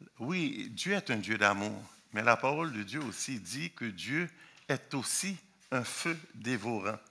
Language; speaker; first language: French; non-native, local second language; Haitian Creole